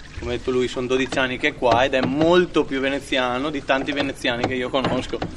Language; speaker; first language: Italian; native; Italian